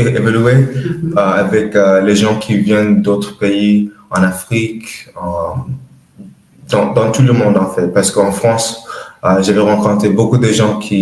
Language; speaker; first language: French; non-native, learner; English